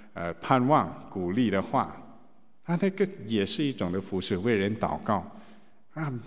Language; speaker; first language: Chinese; native; Chinese